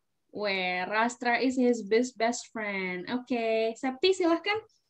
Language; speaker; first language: English; non-native, fluent; Indonesian